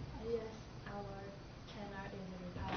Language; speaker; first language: English; non-native, learner; Chinese